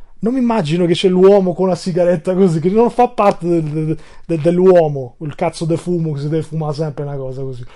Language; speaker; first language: Italian; non-native, fluent; Albanian